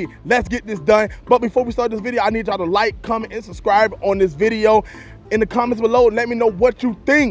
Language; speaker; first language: English; native; English